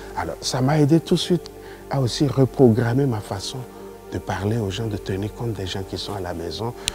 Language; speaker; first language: French; non-native, local second language; Yoruba